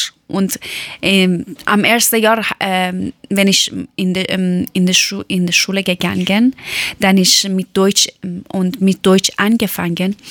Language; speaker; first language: German; non-native, learner; Persian